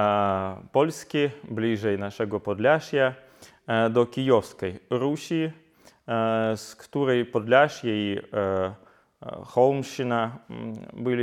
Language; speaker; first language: Polish; non-native, fluent; Ukrainian